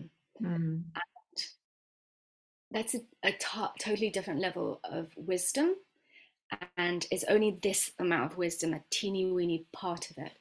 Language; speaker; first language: English; native; English